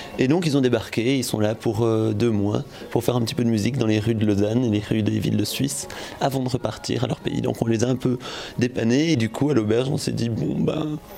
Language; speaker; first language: French; native; French